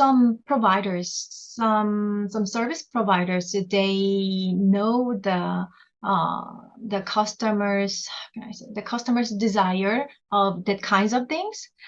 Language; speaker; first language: English; non-native, learner; Korean